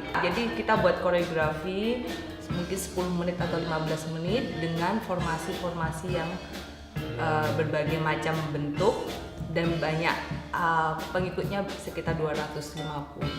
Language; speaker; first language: Indonesian; native; Indonesian